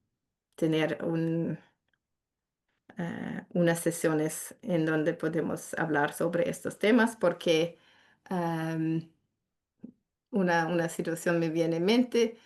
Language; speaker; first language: Spanish; non-native, fluent; English